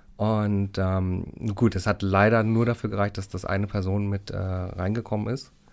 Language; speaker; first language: German; native; German